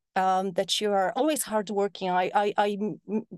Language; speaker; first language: English; non-native, fluent; Polish